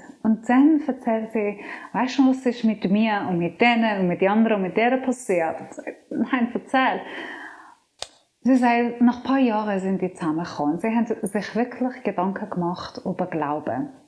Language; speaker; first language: German; non-native, fluent; Persian